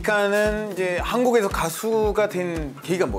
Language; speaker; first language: Korean; non-native, fluent; Spanish